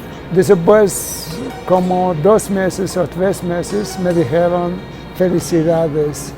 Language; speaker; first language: Spanish; non-native, fluent; Arabic